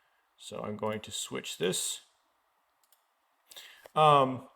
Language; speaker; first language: English; native; English